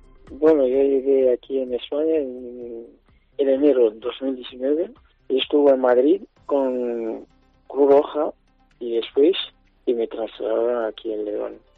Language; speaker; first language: Spanish; non-native, learner; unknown